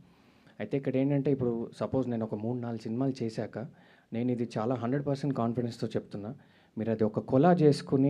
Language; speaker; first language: Telugu; native; Telugu